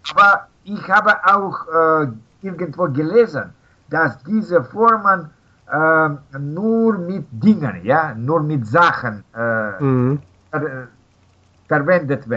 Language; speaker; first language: German; non-native, learner; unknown